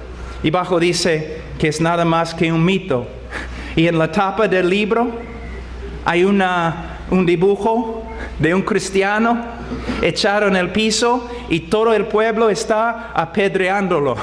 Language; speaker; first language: Spanish; non-native, fluent; English